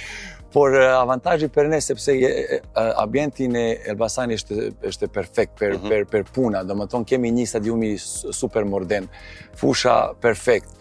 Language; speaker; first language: Albanian; non-native, learner; Serbian